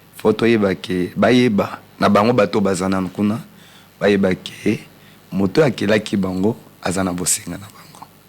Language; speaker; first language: Lingala; non-native, local second language; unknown